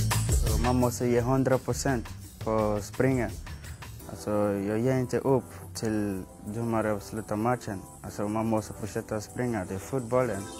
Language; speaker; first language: Swedish; non-native, fluent; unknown